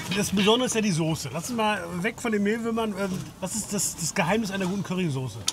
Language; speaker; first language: German; native; German